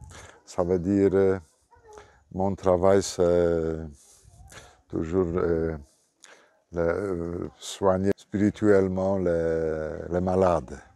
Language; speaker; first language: French; non-native, fluent; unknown